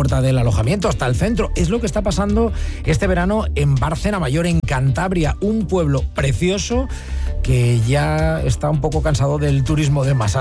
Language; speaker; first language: Spanish; native; Spanish